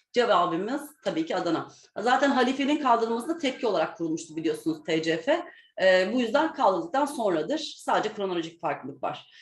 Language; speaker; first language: Turkish; native; Turkish